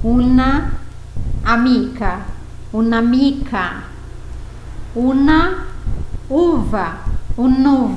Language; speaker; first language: Italian; non-native, fluent; Portuguese